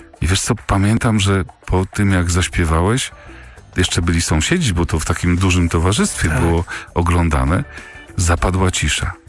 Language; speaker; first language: Polish; native; Polish